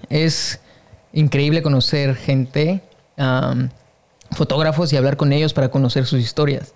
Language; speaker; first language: Spanish; native; Spanish